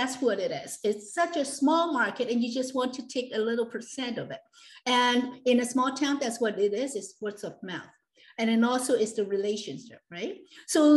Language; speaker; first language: English; non-native, local second language; Cantonese